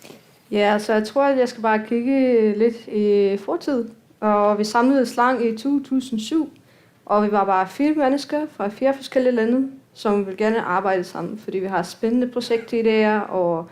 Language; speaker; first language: Danish; non-native, fluent; Russian